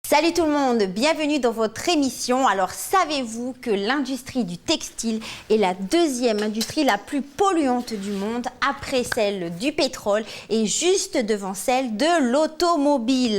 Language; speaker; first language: French; native; French